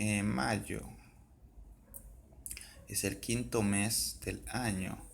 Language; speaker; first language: Spanish; non-native, fluent; Haitian Creole